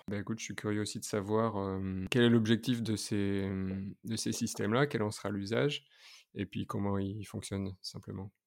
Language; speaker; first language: French; native; French